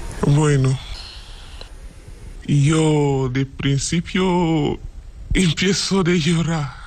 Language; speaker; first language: Spanish; non-native, learner; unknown